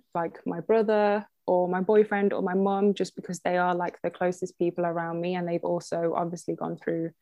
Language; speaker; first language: English; native; English